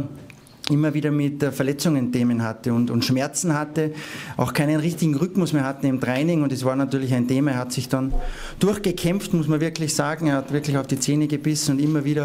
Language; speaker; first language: German; native; German